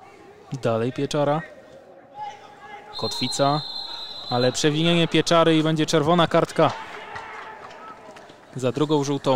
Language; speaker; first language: Polish; native; Polish